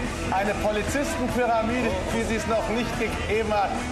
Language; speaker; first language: German; native; German